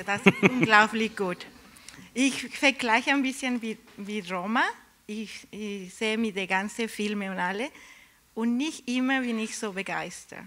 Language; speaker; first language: German; non-native, learner; Spanish